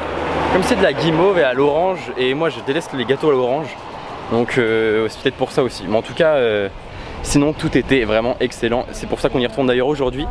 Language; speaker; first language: French; native; French